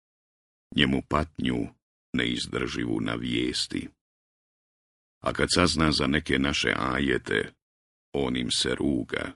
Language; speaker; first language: Croatian; native; Croatian